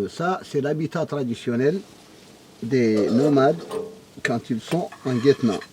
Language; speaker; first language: French; non-native, local second language; Arabic